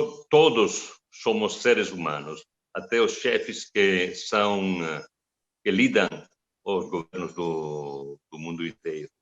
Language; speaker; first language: Portuguese; non-native, fluent; Italian